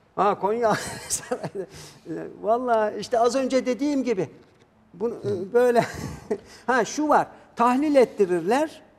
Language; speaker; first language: Turkish; native; Turkish